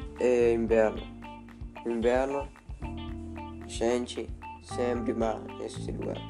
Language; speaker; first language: Portuguese; non-native, learner; Spanish